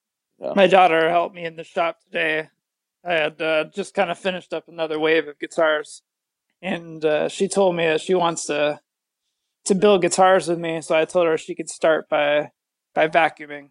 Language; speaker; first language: English; native; English